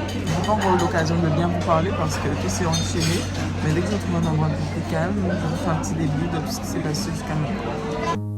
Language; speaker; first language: French; native; French